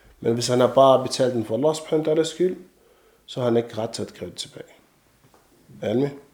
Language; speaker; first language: Danish; non-native, fluent; Arabic